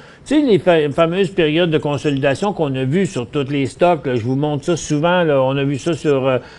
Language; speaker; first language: French; native; French